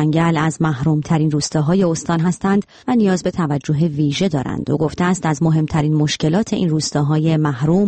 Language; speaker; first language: Persian; native; Persian